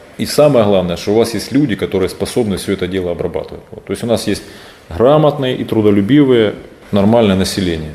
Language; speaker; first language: Russian; native; Russian